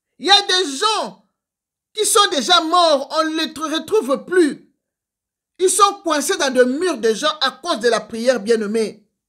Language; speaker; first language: French; non-native, local second language; Lingala